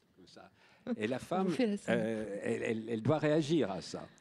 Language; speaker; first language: French; native; French